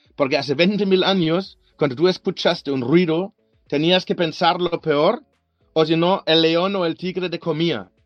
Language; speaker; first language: Spanish; non-native, fluent; German